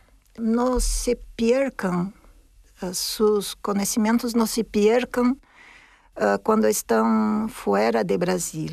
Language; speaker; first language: Spanish; non-native, fluent; Portuguese